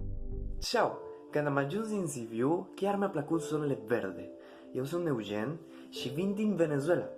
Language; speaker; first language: Romanian; non-native, learner; Spanish